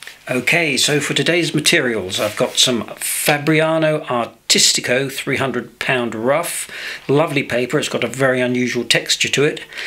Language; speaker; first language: English; native; English